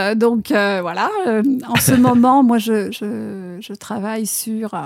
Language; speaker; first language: French; non-native, fluent; Spanish